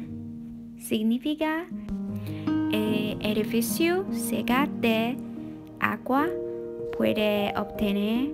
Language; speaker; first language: Spanish; non-native, learner; Chinese